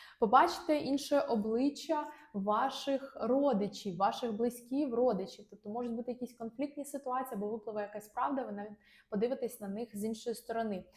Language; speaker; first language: Ukrainian; non-native, local second language; Russian